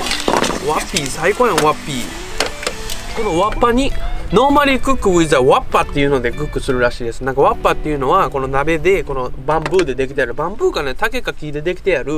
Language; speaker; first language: Japanese; native; Japanese